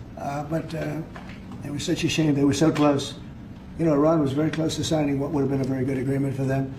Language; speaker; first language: English; native; English